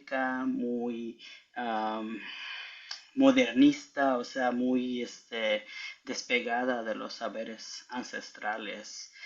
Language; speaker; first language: Spanish; early bilingual, heritage; Spanish